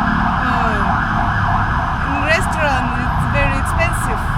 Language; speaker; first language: English; non-native, learner; Russian